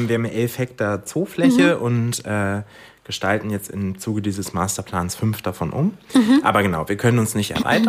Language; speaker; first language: German; native; German